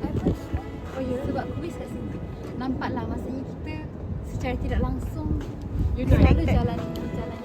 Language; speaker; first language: Malay; native; Malay